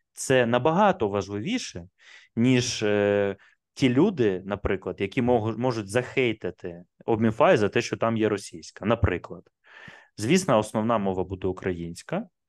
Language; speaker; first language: Ukrainian; non-native, local second language; Russian